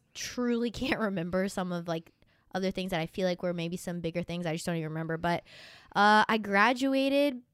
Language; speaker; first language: English; native; English